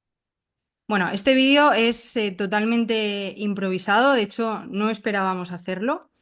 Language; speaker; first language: Spanish; native; Spanish